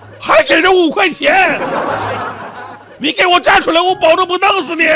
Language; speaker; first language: Chinese; native; Chinese